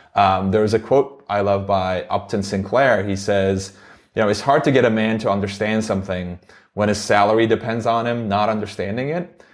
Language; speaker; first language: English; non-native, fluent; Turkish